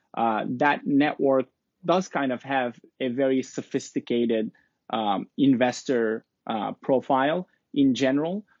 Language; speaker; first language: English; non-native, fluent; Turkish